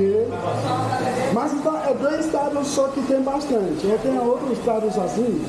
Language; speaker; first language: Portuguese; non-native, fluent; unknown